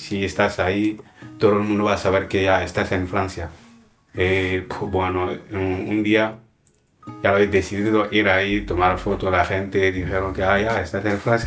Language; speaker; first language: Spanish; non-native, learner; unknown